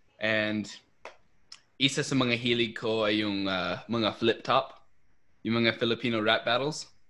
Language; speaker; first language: Filipino; non-native, fluent; English